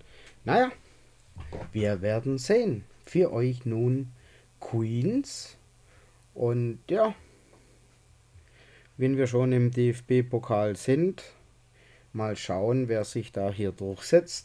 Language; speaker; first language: German; native; German